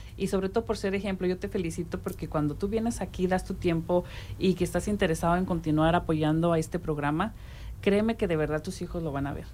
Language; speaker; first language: Spanish; native; Spanish